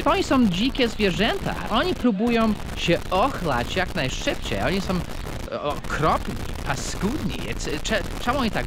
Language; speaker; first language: Polish; non-native, fluent; English